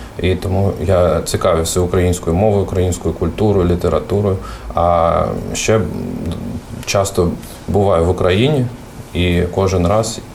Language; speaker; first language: Ukrainian; non-native, fluent; Russian